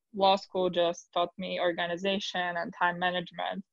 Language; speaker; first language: English; non-native, fluent; Polish